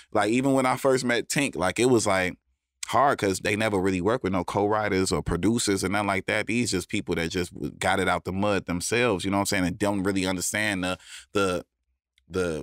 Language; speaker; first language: English; native; English